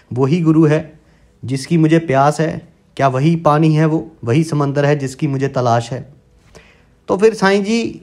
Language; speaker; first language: Hindi; non-native, local second language; Punjabi